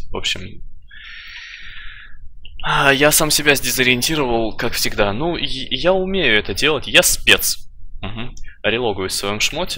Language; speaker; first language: Russian; native; Russian